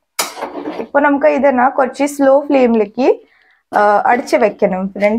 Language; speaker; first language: Malayalam; non-native, learner; Hindi